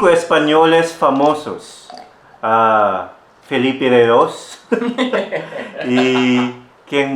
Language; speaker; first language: Spanish; non-native, fluent; Filipino